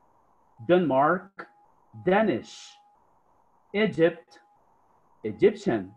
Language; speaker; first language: English; non-native, fluent; Spanish